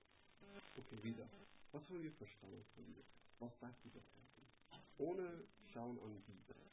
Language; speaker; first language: German; non-native, learner; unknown